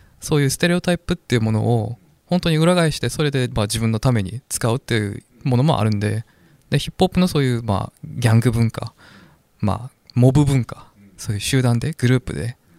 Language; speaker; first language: Japanese; non-native, fluent; Korean